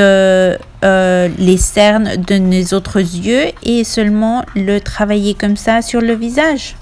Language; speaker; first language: French; non-native, fluent; Spanish